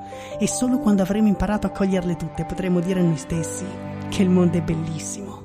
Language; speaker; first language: Italian; native; Italian